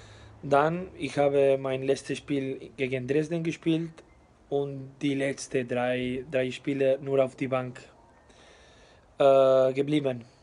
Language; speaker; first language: German; non-native, learner; Spanish